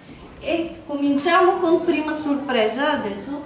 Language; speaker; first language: Italian; non-native, fluent; Bulgarian